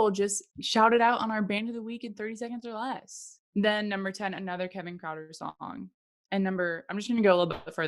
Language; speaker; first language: English; native; English